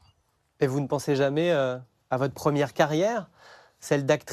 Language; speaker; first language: French; native; French